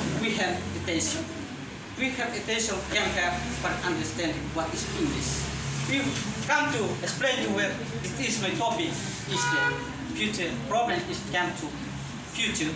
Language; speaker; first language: English; non-native, learner; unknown